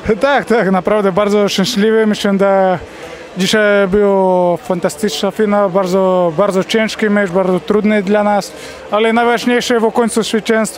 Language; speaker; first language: Polish; non-native, fluent; Spanish